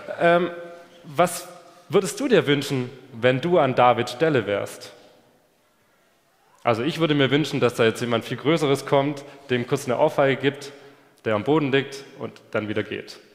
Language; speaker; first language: German; native; German